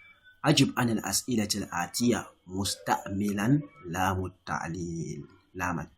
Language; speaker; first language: Arabic; non-native, fluent; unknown